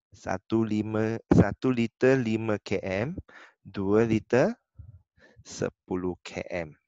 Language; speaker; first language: Malay; non-native, local second language; Chinese